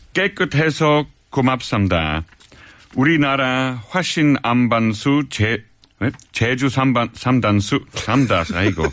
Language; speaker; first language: Korean; non-native, fluent; English